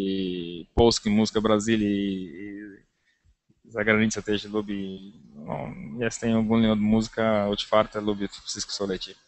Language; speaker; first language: Polish; non-native, learner; Portuguese